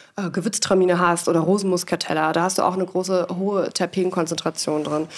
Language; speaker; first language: German; native; German